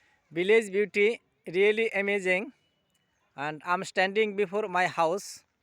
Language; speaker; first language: English; non-native, local second language; Bangla